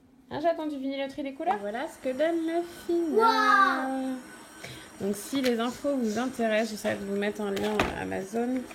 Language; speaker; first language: French; native; French